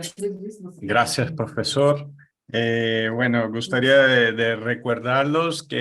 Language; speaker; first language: Spanish; non-native, fluent; Portuguese